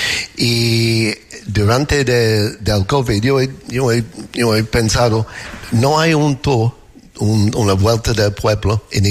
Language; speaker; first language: Spanish; non-native, learner; English